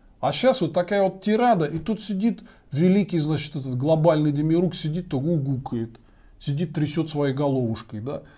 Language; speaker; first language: Russian; native; Russian